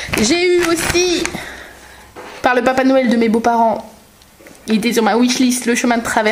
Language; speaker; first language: French; native; French